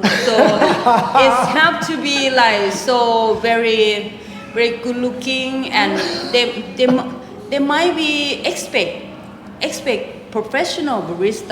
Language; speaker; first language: English; non-native, local second language; Thai